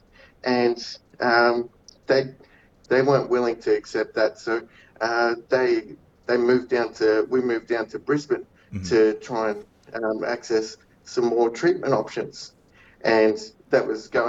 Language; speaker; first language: English; native; English